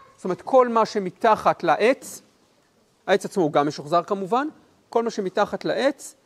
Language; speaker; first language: Hebrew; native; Hebrew